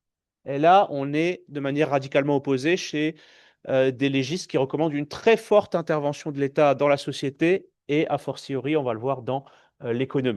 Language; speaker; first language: French; native; French